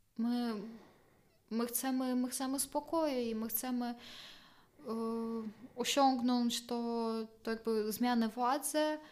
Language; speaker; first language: Polish; non-native, fluent; Belarusian